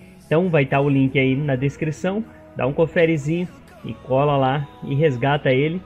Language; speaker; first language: Portuguese; native; Portuguese